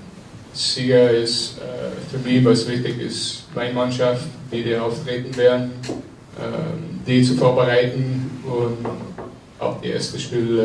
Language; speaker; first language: German; non-native, learner; French